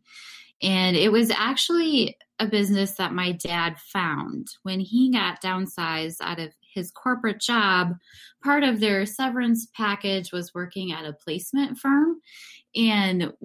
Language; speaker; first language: English; native; English